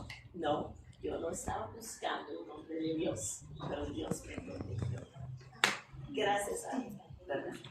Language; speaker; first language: Spanish; non-native, fluent; English